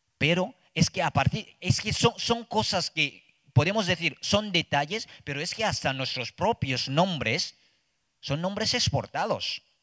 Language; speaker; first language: Spanish; non-native, fluent; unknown